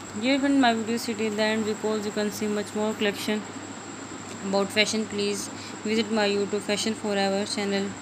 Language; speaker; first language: English; non-native, local second language; Urdu